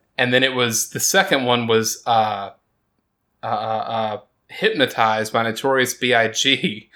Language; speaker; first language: English; native; English